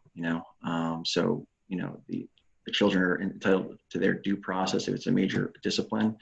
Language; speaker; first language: English; native; English